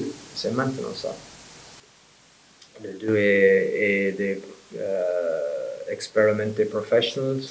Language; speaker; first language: French; non-native, fluent; English